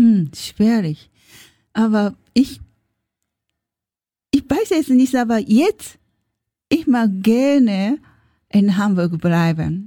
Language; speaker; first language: German; non-native, learner; Japanese